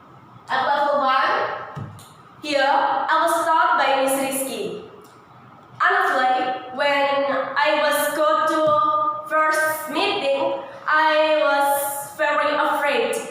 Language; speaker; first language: English; non-native, learner; Indonesian